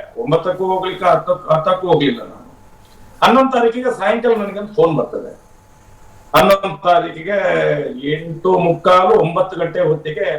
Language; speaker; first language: Kannada; non-native, local second language; Tulu